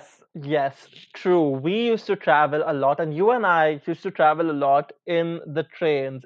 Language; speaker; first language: English; non-native, local second language; Hindi